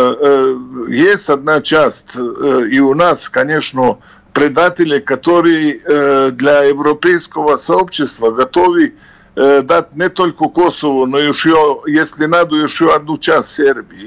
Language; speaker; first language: Russian; non-native, fluent; Serbian